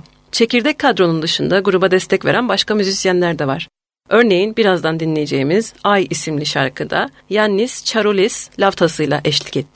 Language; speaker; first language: Turkish; native; Turkish